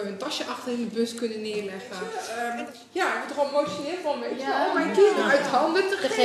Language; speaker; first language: Dutch; native; Dutch